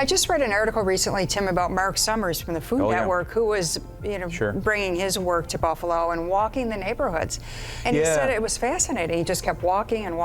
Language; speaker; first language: English; native; English